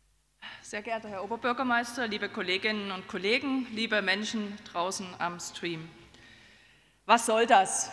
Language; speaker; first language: German; native; German